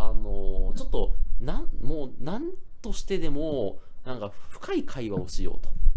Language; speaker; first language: Japanese; native; Japanese